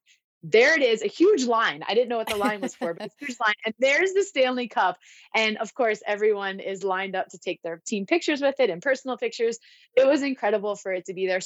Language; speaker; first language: English; native; English